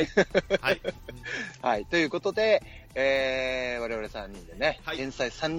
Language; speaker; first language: Japanese; native; Japanese